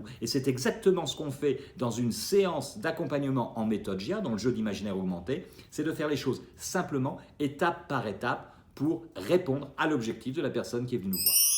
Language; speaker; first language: French; native; French